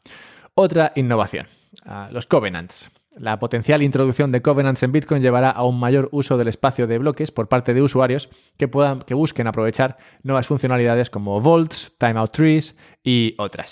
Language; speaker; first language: Spanish; native; Spanish